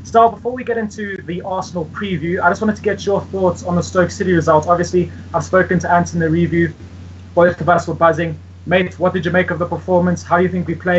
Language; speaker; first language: English; native; English